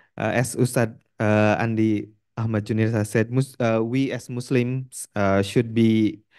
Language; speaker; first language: English; non-native, fluent; Indonesian